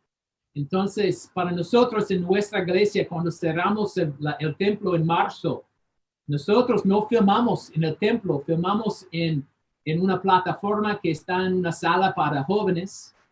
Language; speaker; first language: Spanish; non-native, fluent; English